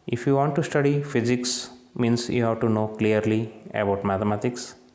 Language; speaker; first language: English; non-native, local second language; Kannada